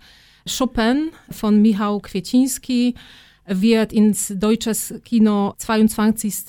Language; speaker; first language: German; non-native, fluent; Polish